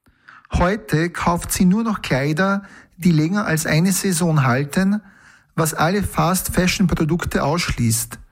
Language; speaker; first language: German; native; German